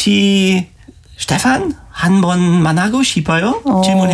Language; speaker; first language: Korean; non-native, learner; German